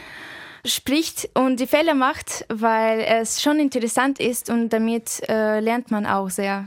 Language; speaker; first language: German; non-native, fluent; Russian